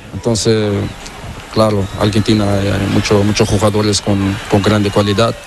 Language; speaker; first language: Spanish; non-native, learner; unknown